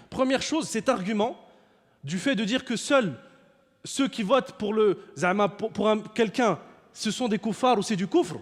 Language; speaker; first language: French; native; French